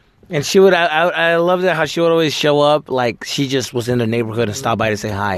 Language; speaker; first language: English; early bilingual, other home language; Spanish